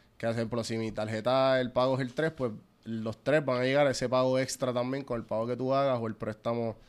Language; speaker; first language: Spanish; early bilingual, heritage; Spanish